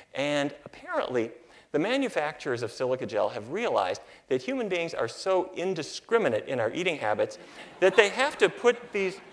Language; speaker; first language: English; native; English